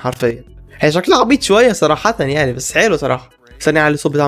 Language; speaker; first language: Arabic; native; Arabic